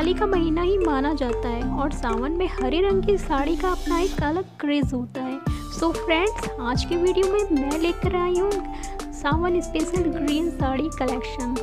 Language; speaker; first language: Hindi; native; Hindi